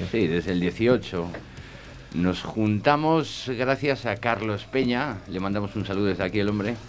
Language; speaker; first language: Spanish; native; Spanish